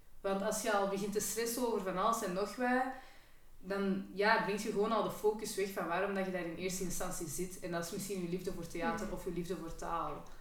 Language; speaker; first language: Dutch; native; Dutch